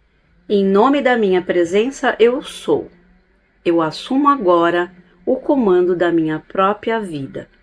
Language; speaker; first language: Portuguese; native; Portuguese